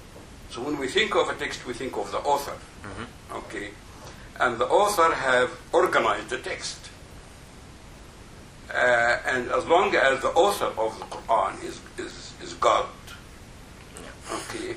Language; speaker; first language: English; non-native, fluent; Arabic